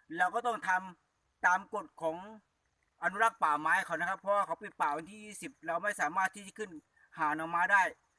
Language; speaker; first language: Thai; native; Thai